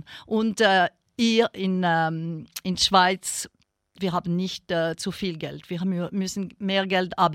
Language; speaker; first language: German; non-native, local second language; French